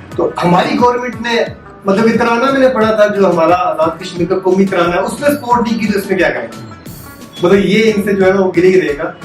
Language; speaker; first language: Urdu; non-native, local second language; Punjabi